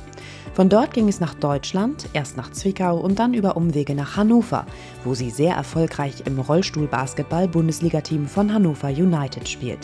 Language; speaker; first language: German; native; German